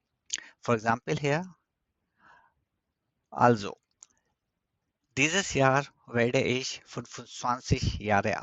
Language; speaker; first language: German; non-native, fluent; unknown